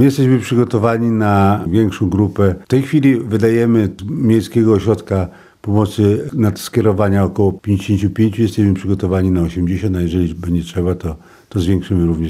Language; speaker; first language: Polish; native; Polish